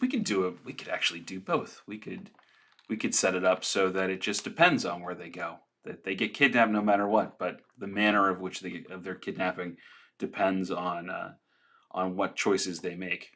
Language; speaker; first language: English; native; English